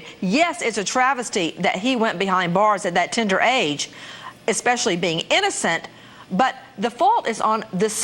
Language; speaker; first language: English; native; English